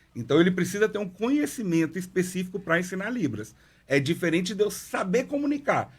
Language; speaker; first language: Portuguese; non-native, local second language; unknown